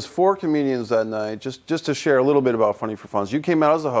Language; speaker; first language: English; native; English